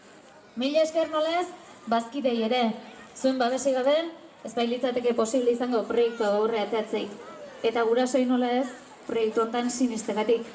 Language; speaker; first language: Basque; native; Basque